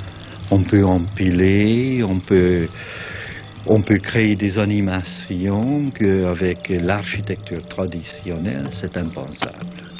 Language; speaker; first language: French; non-native, fluent; Hungarian